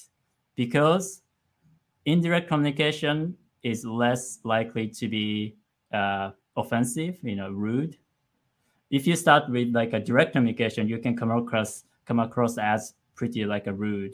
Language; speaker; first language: English; non-native, fluent; Japanese